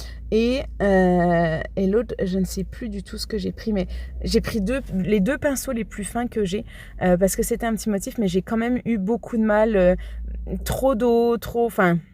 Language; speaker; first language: French; native; French